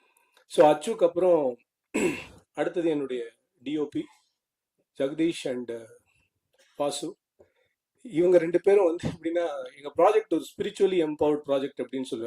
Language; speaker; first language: Tamil; native; Tamil